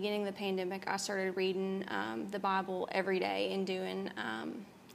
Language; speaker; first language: English; native; English